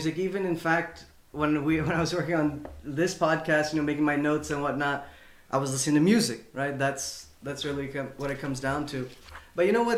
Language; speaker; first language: English; non-native, local second language; Urdu